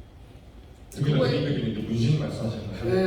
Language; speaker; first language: Korean; native; Korean